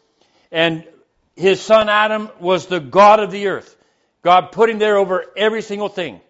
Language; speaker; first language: English; native; English